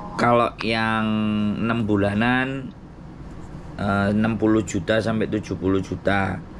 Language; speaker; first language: Indonesian; native; Indonesian